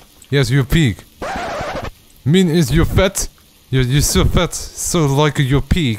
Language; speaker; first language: English; non-native, learner; Korean